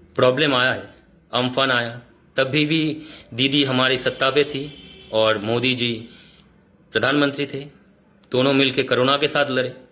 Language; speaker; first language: Hindi; non-native, local second language; Bangla